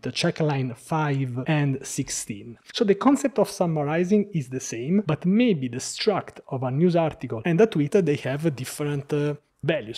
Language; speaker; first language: English; non-native, fluent; Italian